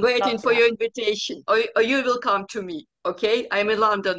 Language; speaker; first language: English; non-native, learner; Ukrainian